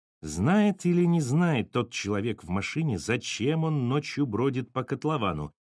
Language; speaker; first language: Russian; native; Russian